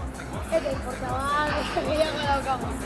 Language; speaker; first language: Basque; non-native, local second language; Spanish